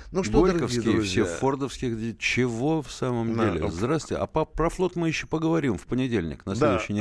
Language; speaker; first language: Russian; native; Russian